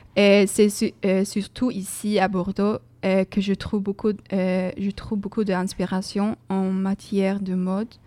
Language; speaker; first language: French; non-native, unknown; Swedish